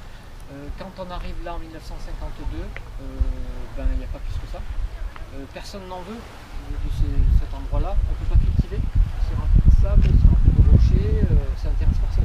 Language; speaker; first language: French; native; French